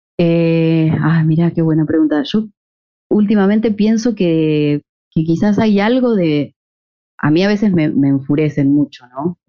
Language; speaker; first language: Spanish; native; Spanish